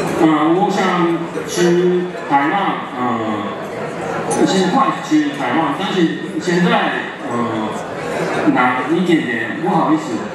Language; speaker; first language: Chinese; non-native, learner; Japanese